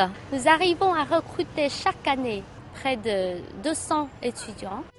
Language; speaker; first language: French; non-native, fluent; Vietnamese